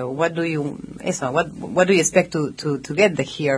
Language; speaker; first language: English; non-native, fluent; Spanish